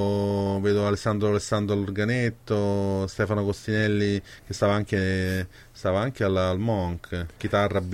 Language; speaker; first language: Italian; native; Italian